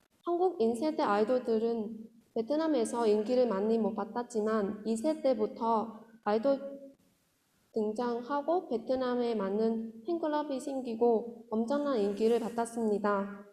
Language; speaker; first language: Korean; non-native, fluent; Vietnamese